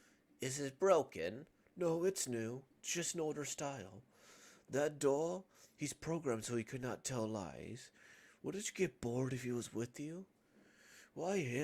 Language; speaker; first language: English; native; English